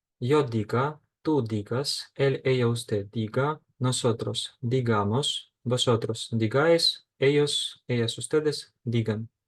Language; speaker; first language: Spanish; non-native, fluent; Ukrainian